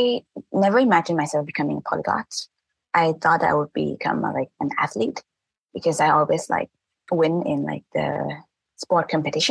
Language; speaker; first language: English; non-native, fluent; Thai